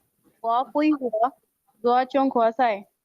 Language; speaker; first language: Chinese; non-native, learner; Hindi